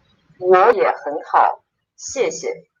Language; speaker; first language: Chinese; non-native, learner; Polish